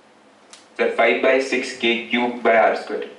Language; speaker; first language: English; non-native, learner; Hindi